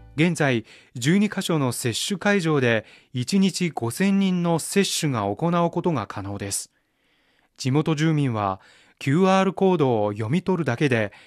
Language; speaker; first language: Japanese; non-native, fluent; Chinese